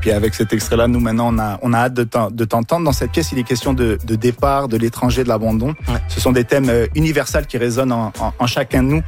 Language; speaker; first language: French; native; French